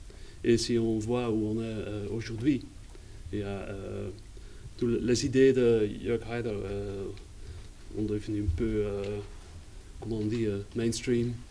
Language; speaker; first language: French; non-native, fluent; Dutch